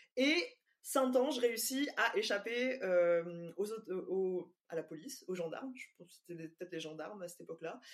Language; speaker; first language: French; native; French